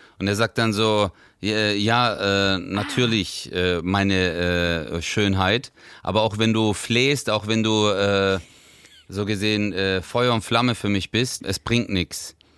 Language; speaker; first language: German; early bilingual, other home language; Turkish